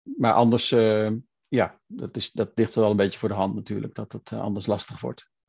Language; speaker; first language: Dutch; native; Dutch